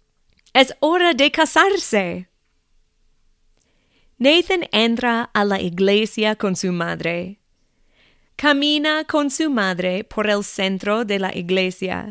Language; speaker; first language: Spanish; non-native, fluent; English